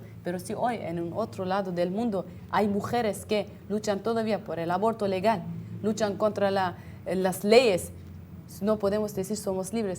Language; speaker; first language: Spanish; non-native, fluent; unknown